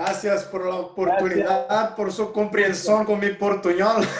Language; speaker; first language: Spanish; non-native, learner; Portuguese